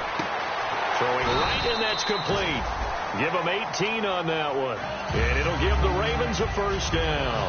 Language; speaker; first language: English; native; English